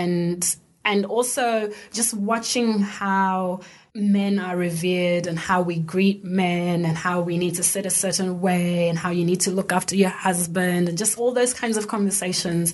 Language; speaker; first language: English; non-native, local second language; Shona